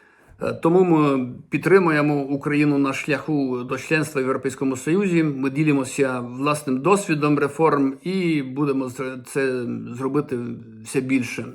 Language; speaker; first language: Ukrainian; non-native, fluent; Estonian